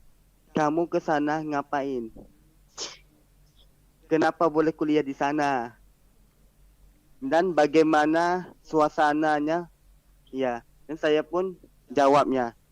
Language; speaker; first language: Indonesian; non-native, learner; Malay